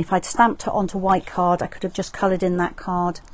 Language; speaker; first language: English; native; English